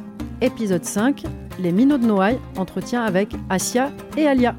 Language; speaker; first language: French; native; French